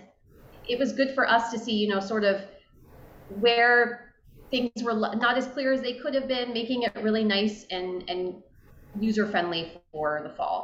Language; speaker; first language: English; native; English